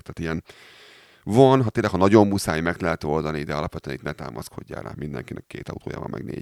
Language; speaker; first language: Hungarian; native; Hungarian